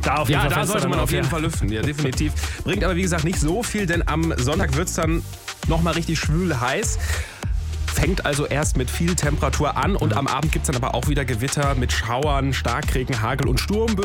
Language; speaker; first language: German; native; German